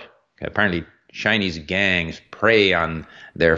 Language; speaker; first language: English; native; English